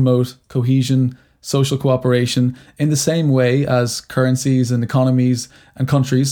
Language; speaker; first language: English; native; English